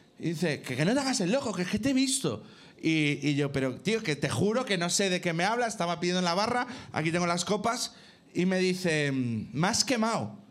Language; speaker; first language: Spanish; native; Spanish